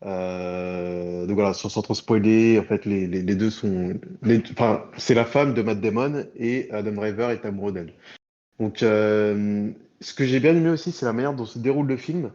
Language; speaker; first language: French; native; French